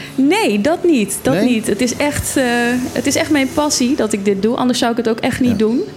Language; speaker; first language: Dutch; native; Dutch